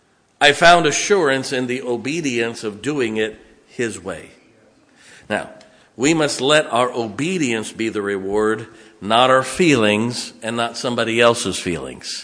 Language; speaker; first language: English; native; English